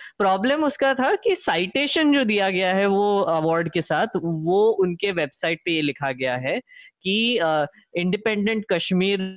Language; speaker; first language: Hindi; non-native, local second language; Marathi